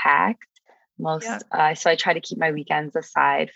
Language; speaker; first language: English; native; English